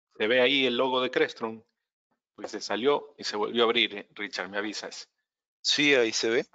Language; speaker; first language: Spanish; native; Spanish